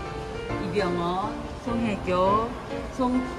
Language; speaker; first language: Japanese; non-native, fluent; Korean